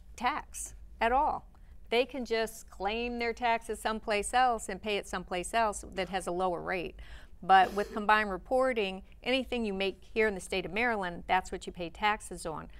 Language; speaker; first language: English; native; English